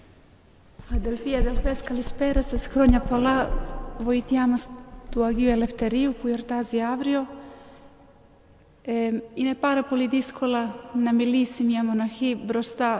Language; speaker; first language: Greek; non-native, fluent; Serbian